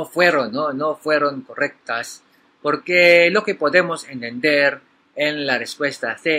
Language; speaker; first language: Spanish; non-native, learner; Filipino